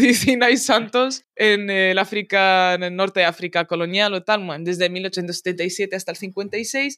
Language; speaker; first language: Spanish; early bilingual, other home language; Arabic